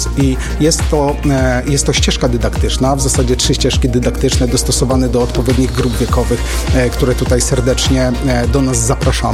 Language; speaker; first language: Polish; native; Polish